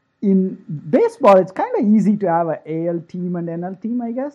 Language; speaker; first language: English; non-native, local second language; Tamil